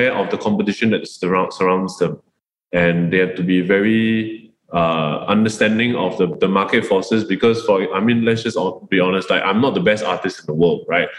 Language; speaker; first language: English; non-native, local second language; Chinese